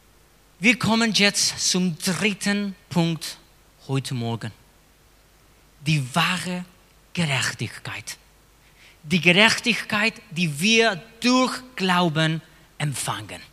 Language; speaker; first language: German; non-native, fluent; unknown